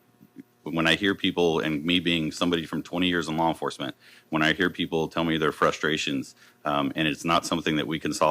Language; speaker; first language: English; native; English